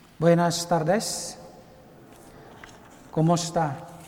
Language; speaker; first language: Spanish; non-native, learner; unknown